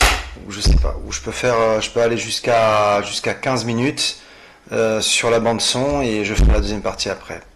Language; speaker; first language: French; native; French